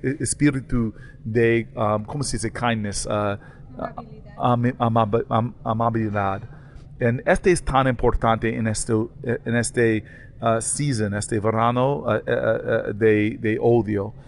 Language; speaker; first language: Spanish; non-native, learner; English